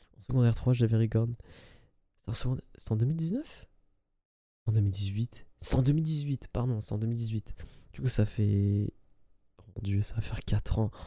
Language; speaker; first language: French; early bilingual, other home language; Arabic